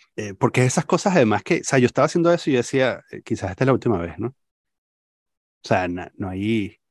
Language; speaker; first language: Spanish; native; Spanish